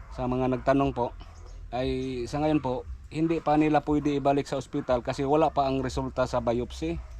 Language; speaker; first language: Filipino; non-native, local second language; Cebuano